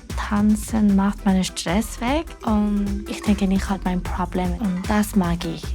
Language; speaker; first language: German; non-native, learner; Persian